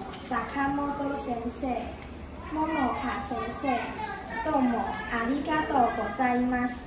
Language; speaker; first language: Japanese; non-native, learner; Chinese